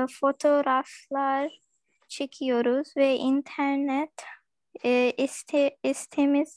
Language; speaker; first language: Turkish; non-native, learner; Urdu